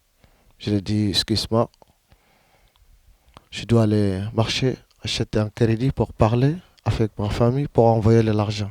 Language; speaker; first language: French; non-native, learner; Arabic